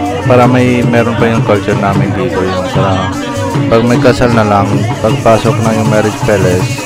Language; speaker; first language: Filipino; early bilingual, heritage; Filipino